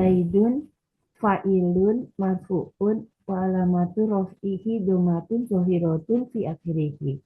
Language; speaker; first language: Arabic; non-native, learner; Indonesian